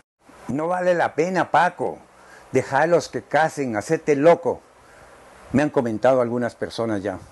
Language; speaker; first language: Spanish; native; Spanish